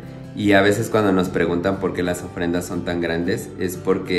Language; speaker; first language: Spanish; native; Spanish